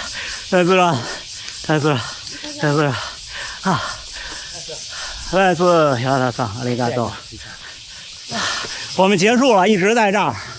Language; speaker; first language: Chinese; native; Chinese